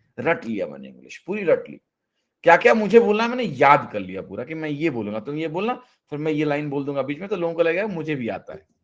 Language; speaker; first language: Hindi; native; Hindi